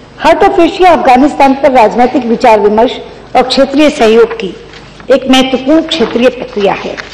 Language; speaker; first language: Hindi; native; Hindi